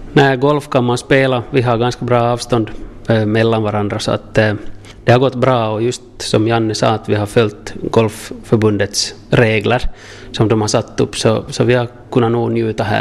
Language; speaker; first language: Swedish; native; Swedish